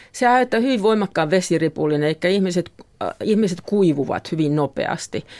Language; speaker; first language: Finnish; native; Finnish